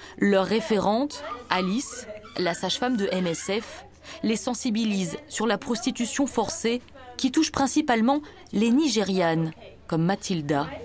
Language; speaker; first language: French; native; French